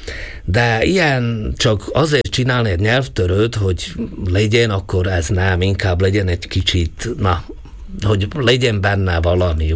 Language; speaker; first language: Hungarian; non-native, local second language; Slovak